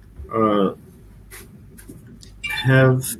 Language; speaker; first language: English; non-native, learner; Portuguese